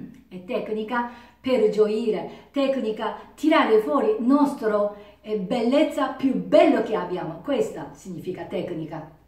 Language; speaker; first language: Italian; non-native, learner; Japanese